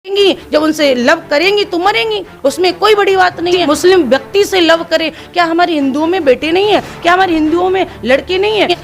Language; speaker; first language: Hindi; native; Hindi